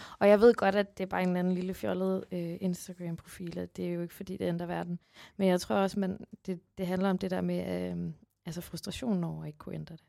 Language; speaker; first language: Danish; native; Danish